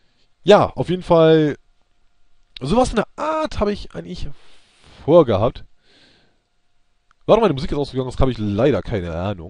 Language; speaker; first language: German; native; German